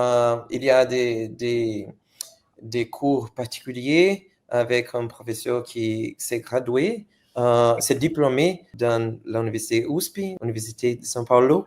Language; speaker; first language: French; non-native, fluent; Portuguese